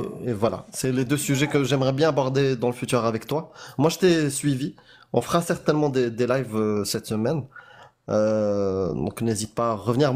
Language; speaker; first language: French; native; French